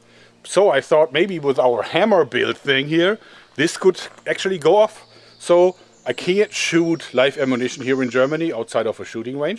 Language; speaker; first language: English; non-native, fluent; German